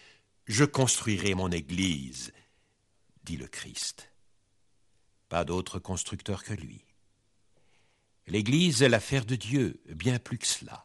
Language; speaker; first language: French; native; French